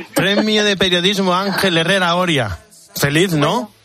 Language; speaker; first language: Spanish; native; Spanish